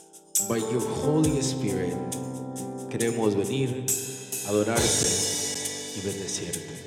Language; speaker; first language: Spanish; native; Spanish